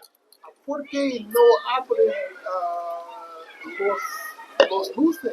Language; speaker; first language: Spanish; non-native, learner; English